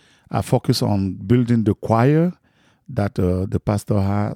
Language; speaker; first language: English; non-native, fluent; French